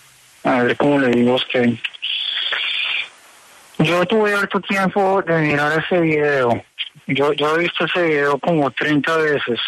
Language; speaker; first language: Spanish; early bilingual, heritage; Spanish